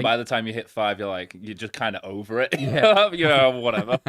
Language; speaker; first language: English; native; English